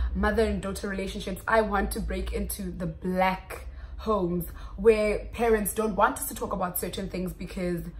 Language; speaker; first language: English; non-native, local second language; Xhosa